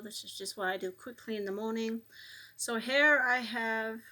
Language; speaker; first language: English; native; English